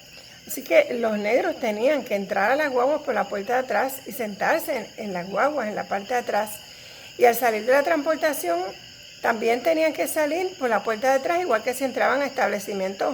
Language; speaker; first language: Spanish; native; Spanish